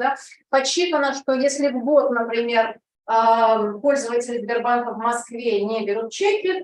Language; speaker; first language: Russian; native; Russian